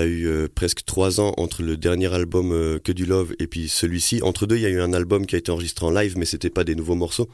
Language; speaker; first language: French; native; French